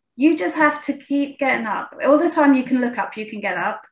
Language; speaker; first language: English; native; English